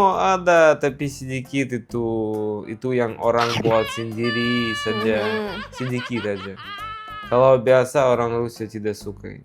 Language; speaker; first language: Indonesian; non-native, learner; Russian